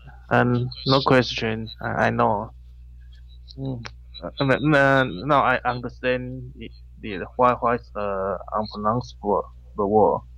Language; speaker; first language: English; non-native, learner; Chinese